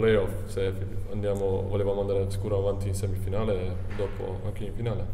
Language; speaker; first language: Italian; non-native, learner; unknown